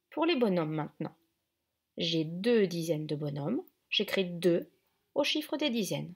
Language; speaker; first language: French; native; French